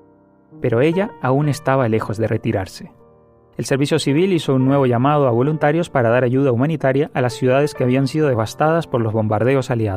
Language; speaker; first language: Spanish; native; Spanish